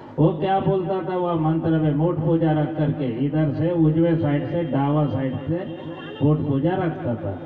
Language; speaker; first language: Hindi; non-native, local second language; Gondi